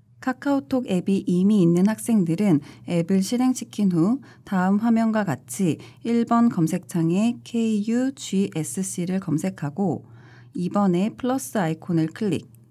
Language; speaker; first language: Korean; native; Korean